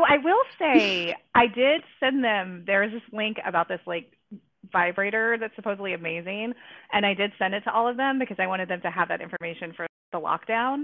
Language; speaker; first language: English; native; English